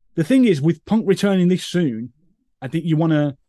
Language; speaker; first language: English; native; English